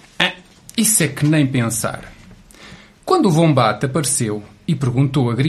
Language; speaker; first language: Portuguese; native; Portuguese